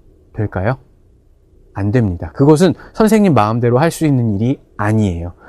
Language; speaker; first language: Korean; native; Korean